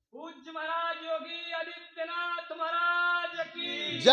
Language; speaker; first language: Hindi; native; Hindi